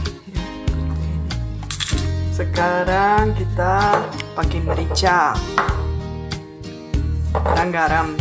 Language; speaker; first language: Indonesian; non-native, fluent; Czech